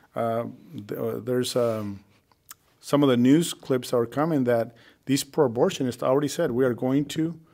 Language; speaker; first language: English; early bilingual, other home language; Spanish